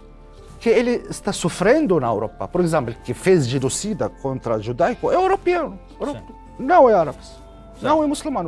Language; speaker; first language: Portuguese; non-native, learner; Arabic